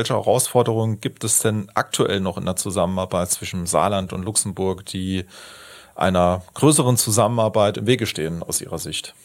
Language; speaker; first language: German; native; German